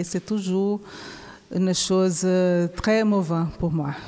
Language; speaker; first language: French; non-native, fluent; Portuguese